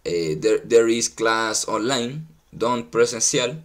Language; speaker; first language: English; non-native, learner; Spanish